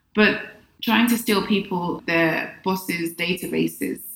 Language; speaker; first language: English; native; English